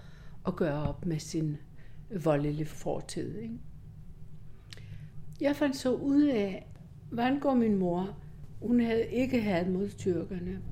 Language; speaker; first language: Danish; non-native, fluent; Greek